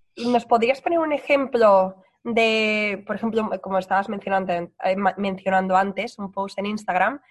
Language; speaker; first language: Spanish; native; Spanish